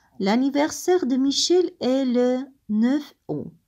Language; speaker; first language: French; non-native, fluent; Armenian